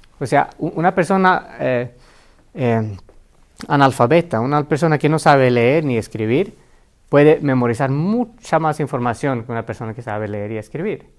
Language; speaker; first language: Spanish; non-native, fluent; Finnish